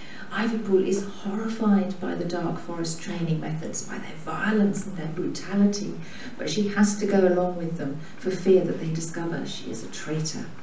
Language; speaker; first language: English; native; English